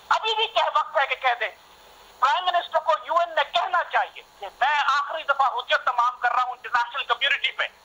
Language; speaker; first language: Urdu; native; Urdu